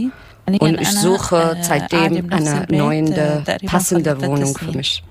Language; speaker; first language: German; non-native, learner; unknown